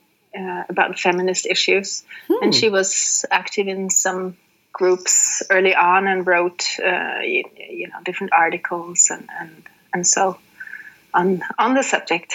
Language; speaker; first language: English; non-native, fluent; Norwegian